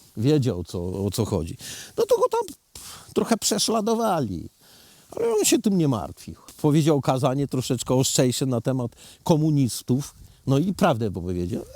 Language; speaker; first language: Polish; early bilingual, heritage; Polish